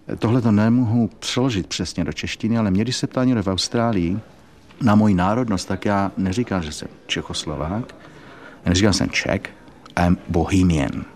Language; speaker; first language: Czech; native; Czech